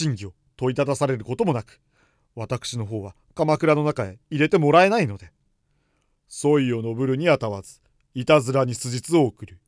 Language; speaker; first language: Japanese; native; Japanese